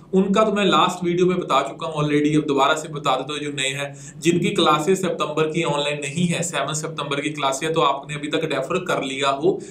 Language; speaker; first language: Hindi; non-native, local second language; Punjabi